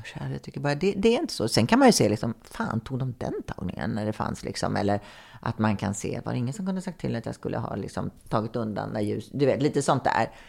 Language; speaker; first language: Swedish; native; Swedish